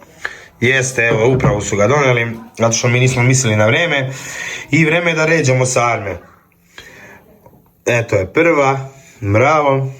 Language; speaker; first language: Croatian; native; Croatian